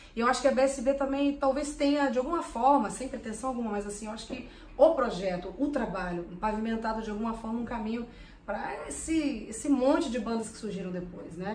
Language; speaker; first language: Portuguese; early bilingual, heritage; Portuguese